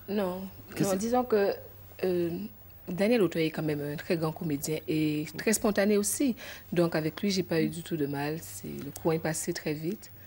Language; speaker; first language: French; native; French